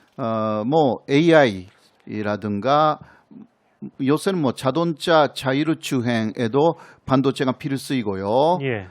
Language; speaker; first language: Korean; non-native, fluent; Japanese